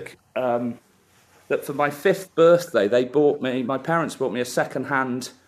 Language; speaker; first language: English; native; English